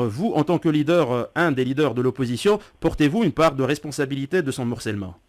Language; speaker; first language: French; non-native, local second language; Arabic